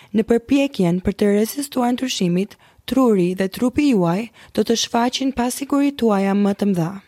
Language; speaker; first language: Albanian; early bilingual, heritage; Albanian